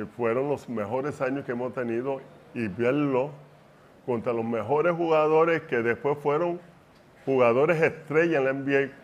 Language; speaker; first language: Spanish; early bilingual, heritage; Spanish